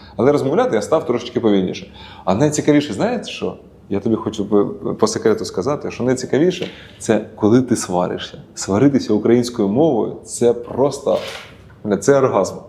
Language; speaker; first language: Ukrainian; non-native, local second language; Russian